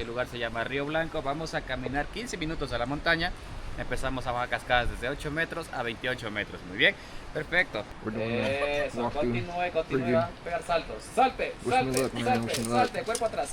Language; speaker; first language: Spanish; native; Spanish